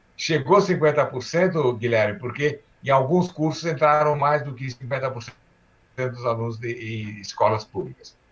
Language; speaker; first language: Portuguese; early bilingual, other home language; Armenian